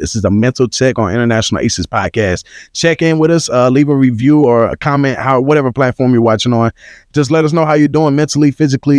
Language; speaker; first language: English; native; English